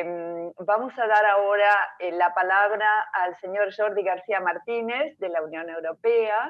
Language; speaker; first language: Spanish; native; Spanish